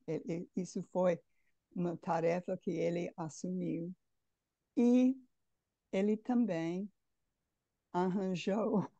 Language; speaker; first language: Portuguese; non-native, fluent; English